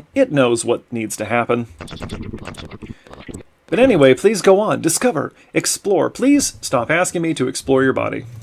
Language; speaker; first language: English; native; English